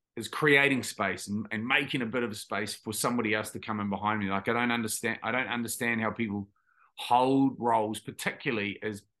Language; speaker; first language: English; native; English